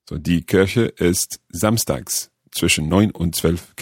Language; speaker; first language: German; non-native, learner; English